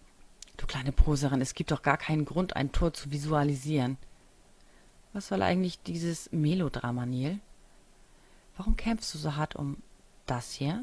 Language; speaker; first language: German; native; German